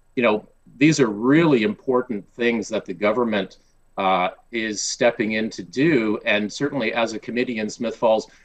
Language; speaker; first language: English; early bilingual, other home language; Polish